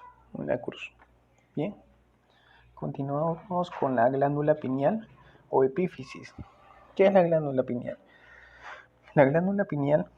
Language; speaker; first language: Spanish; native; Spanish